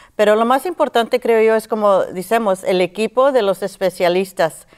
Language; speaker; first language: Spanish; early bilingual, heritage; Spanish